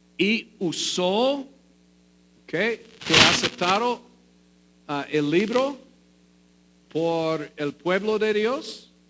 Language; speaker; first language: Spanish; non-native, fluent; English